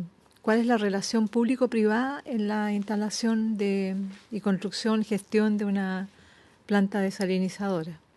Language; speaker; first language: Spanish; native; Spanish